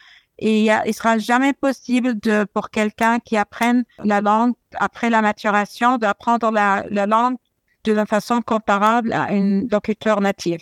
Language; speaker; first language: French; non-native, fluent; Arabic